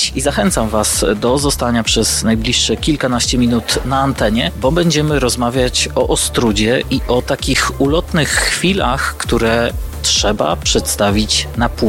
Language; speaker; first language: Polish; native; Polish